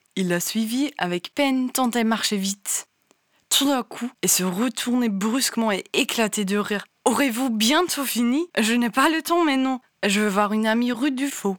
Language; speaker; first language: French; non-native, fluent; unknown